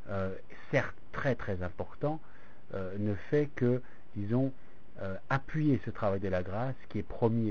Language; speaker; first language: French; native; French